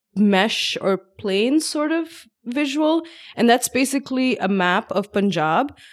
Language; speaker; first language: English; non-native, local second language; Urdu